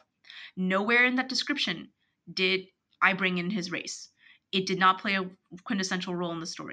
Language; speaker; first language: English; native; English